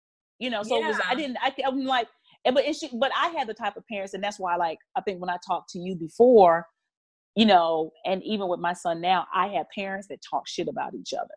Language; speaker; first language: English; native; English